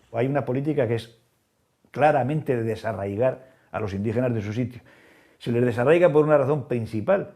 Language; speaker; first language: Spanish; native; Spanish